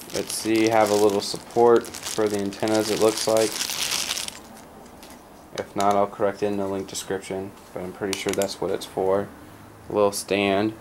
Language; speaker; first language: English; native; English